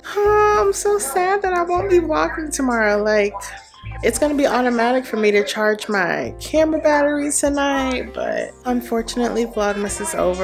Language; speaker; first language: English; native; English